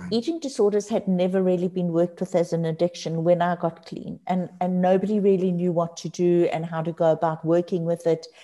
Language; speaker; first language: English; native; English